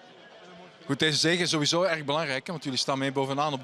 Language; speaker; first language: Dutch; native; Dutch